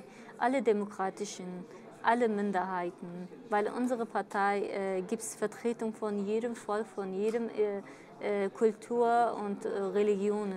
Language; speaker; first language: German; early bilingual, other home language; Kurdish